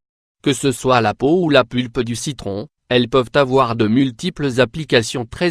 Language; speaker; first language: French; native; French